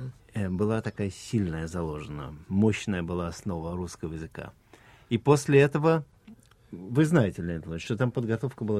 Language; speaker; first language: Russian; native; Russian